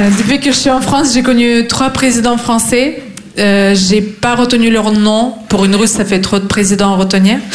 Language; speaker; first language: French; non-native, fluent; Russian